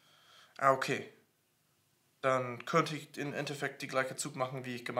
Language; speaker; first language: German; non-native, fluent; English